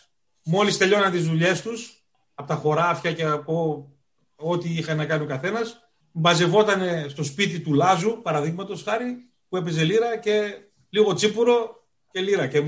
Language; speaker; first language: Greek; native; Greek